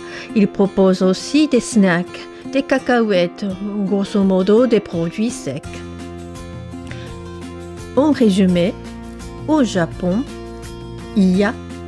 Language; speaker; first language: French; non-native, fluent; Japanese